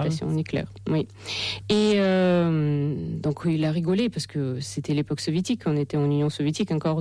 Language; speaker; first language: French; non-native, fluent; Russian